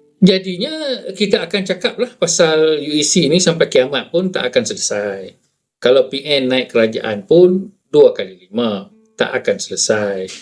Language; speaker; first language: Malay; native; Malay